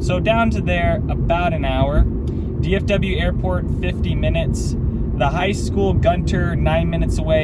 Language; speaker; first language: English; native; English